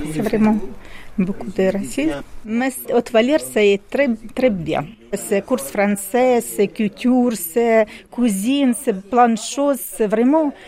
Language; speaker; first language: French; non-native, learner; Ukrainian